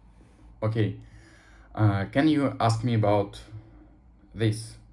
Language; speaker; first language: English; non-native, learner; Russian